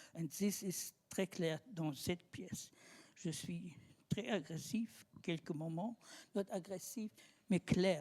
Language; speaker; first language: French; non-native, learner; German